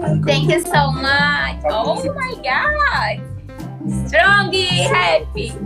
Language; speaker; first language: English; non-native, learner; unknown